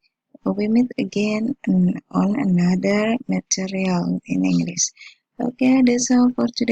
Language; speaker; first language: English; non-native, fluent; Indonesian